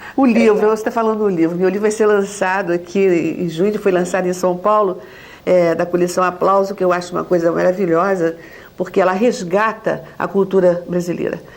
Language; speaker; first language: Portuguese; native; Portuguese